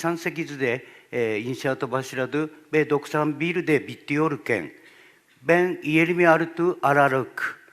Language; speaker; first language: Turkish; non-native, learner; Japanese